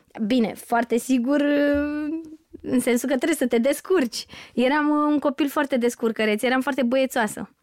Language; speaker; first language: Romanian; native; Romanian